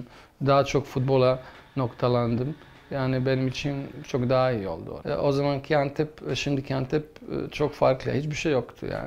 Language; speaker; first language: Turkish; non-native, fluent; Bosnian